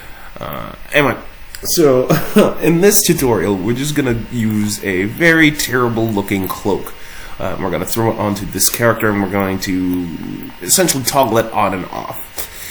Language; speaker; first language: English; native; English